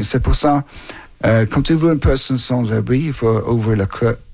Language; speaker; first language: French; non-native, learner; English